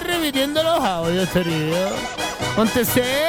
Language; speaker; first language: Spanish; native; Spanish